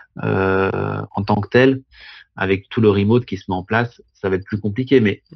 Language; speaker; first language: French; native; French